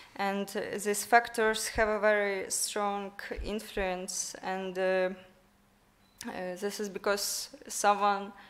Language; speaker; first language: English; non-native, learner; Ukrainian